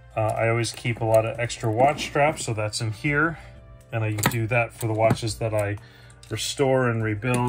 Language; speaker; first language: English; native; English